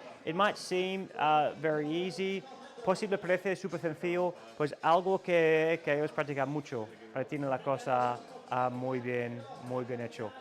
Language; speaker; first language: Spanish; non-native, learner; English